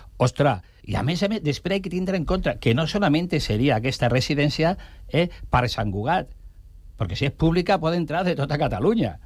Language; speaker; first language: Catalan; non-native, local second language; Spanish